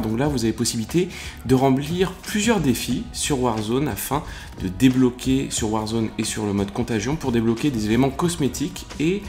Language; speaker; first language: French; native; French